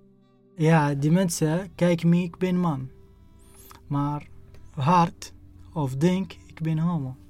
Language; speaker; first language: Dutch; non-native, learner; Arabic